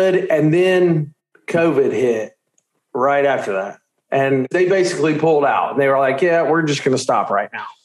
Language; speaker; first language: English; native; English